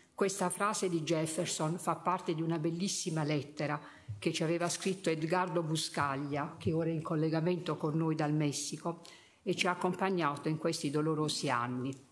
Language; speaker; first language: Italian; native; Italian